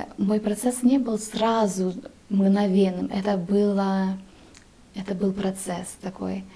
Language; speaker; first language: Russian; early bilingual, heritage; Russian